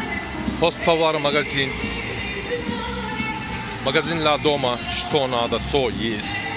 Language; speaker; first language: Russian; non-native, learner; Turkish